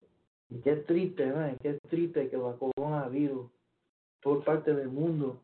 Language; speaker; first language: Spanish; early bilingual, heritage; Spanish